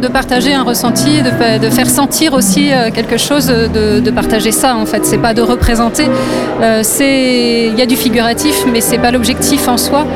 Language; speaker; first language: French; native; French